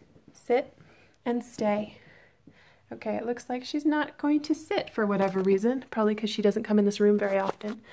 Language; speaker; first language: English; native; English